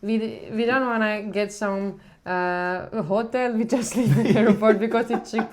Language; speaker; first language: English; non-native, learner; Ukrainian